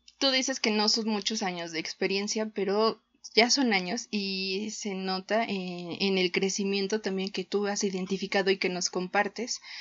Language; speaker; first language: Spanish; native; Spanish